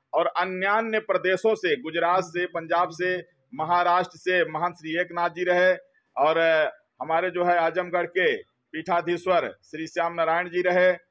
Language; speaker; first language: Hindi; native; Hindi